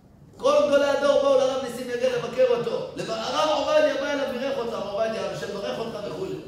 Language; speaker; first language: Hebrew; native; Hebrew